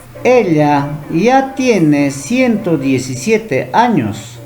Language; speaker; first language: Spanish; non-native, local second language; Quechua